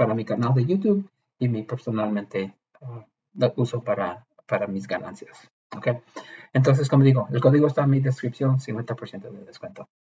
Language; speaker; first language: Spanish; early bilingual, heritage; Spanish